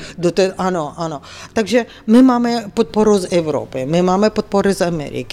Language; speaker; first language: Czech; non-native, fluent; Ukrainian